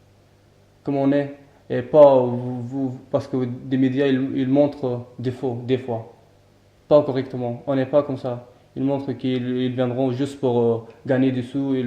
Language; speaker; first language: French; non-native, learner; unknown